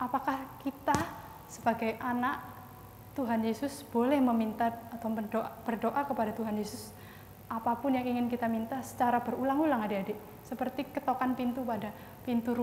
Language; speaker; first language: Indonesian; native; Indonesian